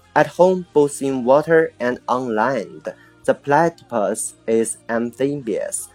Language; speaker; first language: English; non-native, fluent; Chinese